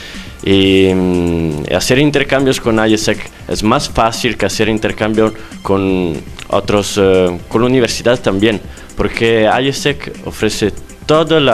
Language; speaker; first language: Spanish; non-native, fluent; Italian